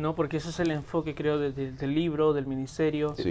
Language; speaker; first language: Spanish; native; Spanish